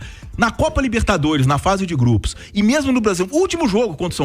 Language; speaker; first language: Portuguese; native; Portuguese